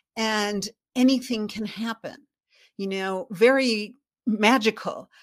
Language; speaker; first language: English; native; English